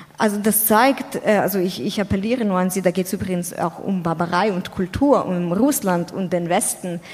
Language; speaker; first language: German; non-native, fluent; Ukrainian